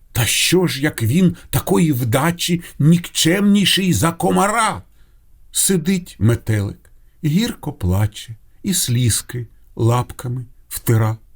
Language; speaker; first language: Ukrainian; non-native, local second language; Russian